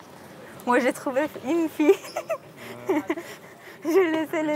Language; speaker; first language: French; non-native, learner; Persian